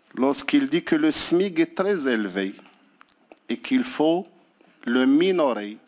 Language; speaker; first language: French; non-native, local second language; Arabic